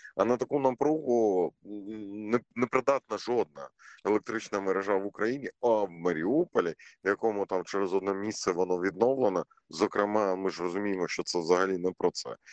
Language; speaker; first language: Ukrainian; non-native, local second language; Russian